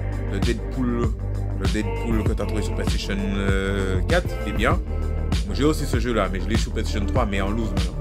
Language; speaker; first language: French; native; French